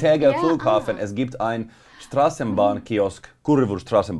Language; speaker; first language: German; non-native, learner; Finnish